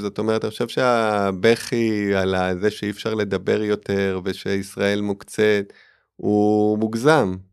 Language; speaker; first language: Hebrew; native; Hebrew